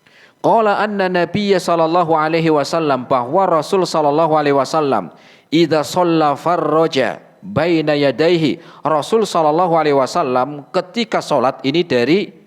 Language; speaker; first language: Indonesian; native; Indonesian